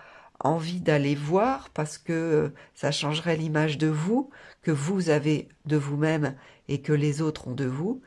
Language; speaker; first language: French; native; French